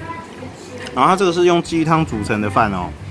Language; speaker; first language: Chinese; native; Chinese